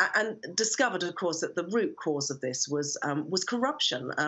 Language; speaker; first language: English; native; English